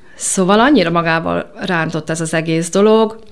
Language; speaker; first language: Hungarian; native; Hungarian